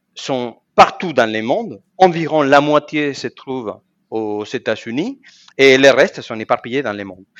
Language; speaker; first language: French; non-native, fluent; Spanish